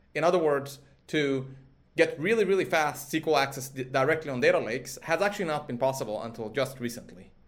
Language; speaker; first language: English; early bilingual, other home language; Swedish